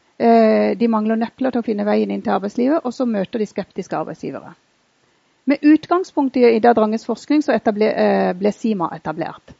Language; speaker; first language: Norwegian; early bilingual, other home language; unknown